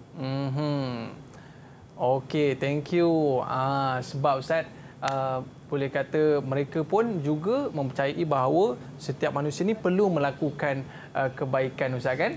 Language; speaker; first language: Malay; native; Malay